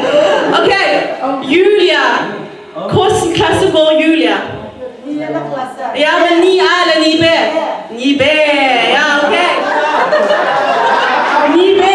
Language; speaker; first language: Norwegian; non-native, fluent; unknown